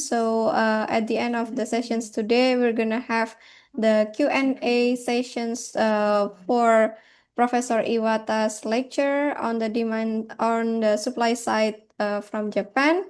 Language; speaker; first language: English; non-native, fluent; Indonesian